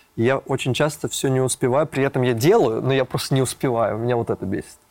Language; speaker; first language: Russian; native; Russian